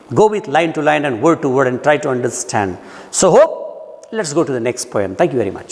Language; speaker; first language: English; non-native, local second language; Marathi